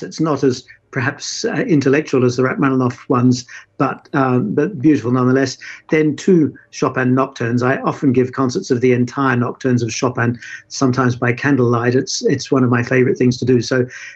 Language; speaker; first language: English; native; English